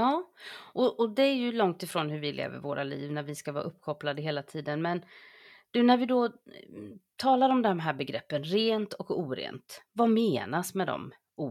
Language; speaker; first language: Swedish; native; Swedish